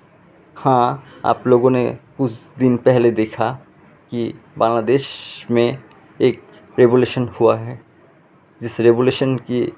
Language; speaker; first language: Hindi; non-native, fluent; Bangla